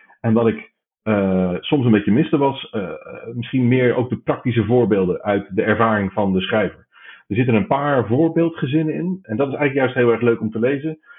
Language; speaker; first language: Dutch; native; Dutch